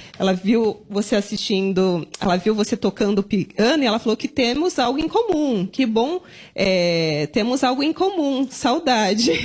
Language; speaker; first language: Portuguese; native; Portuguese